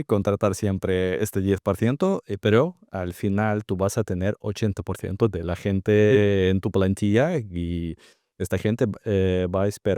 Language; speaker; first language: Spanish; non-native, fluent; Russian